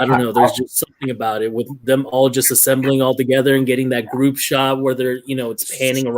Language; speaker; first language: English; native; English